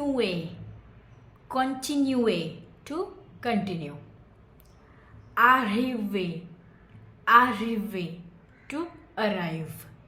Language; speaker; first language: English; non-native, fluent; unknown